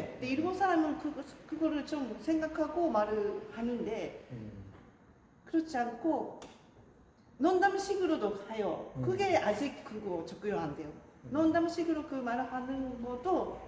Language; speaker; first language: Korean; non-native, fluent; Japanese